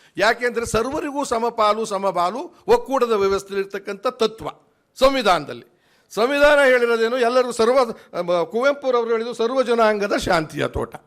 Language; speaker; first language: Kannada; native; Kannada